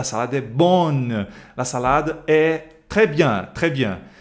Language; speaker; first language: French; non-native, fluent; Portuguese